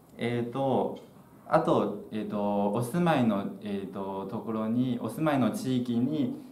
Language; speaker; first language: Japanese; non-native, fluent; Chinese